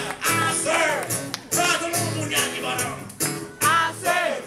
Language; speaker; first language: Indonesian; non-native, fluent; English